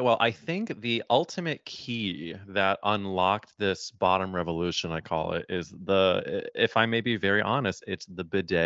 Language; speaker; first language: English; native; English